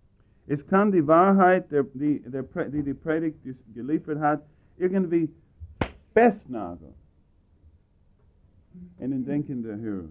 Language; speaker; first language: German; non-native, fluent; English